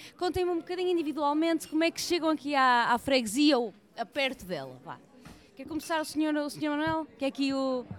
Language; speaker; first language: Portuguese; native; Portuguese